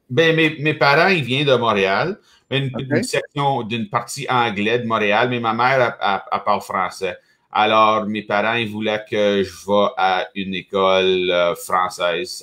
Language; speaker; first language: French; native; French